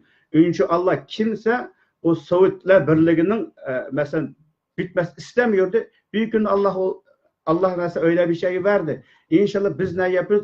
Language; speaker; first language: Turkish; non-native, learner; Uyghur